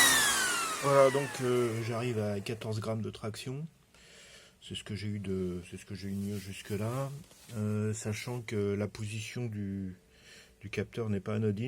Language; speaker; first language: French; native; French